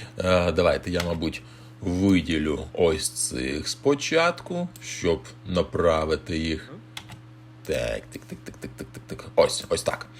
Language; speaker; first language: Ukrainian; native; Ukrainian